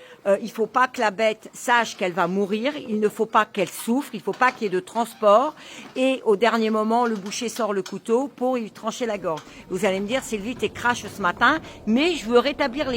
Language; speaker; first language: French; native; French